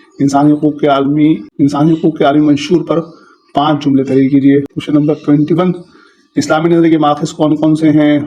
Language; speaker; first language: Urdu; native; Urdu